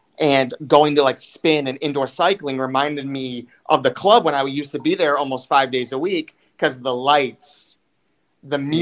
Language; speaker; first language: English; native; English